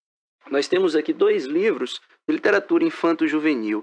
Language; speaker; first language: Portuguese; native; Portuguese